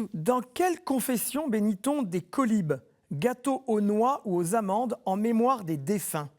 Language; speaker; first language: French; native; French